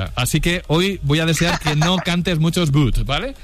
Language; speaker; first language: Spanish; native; Spanish